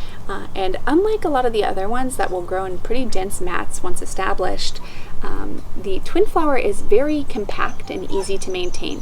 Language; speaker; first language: English; native; English